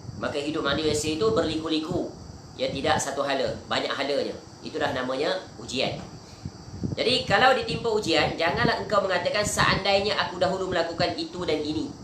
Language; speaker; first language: Malay; native; Malay